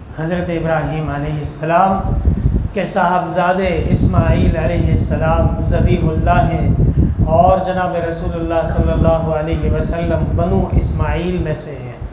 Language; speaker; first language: Urdu; non-native, local second language; Pashto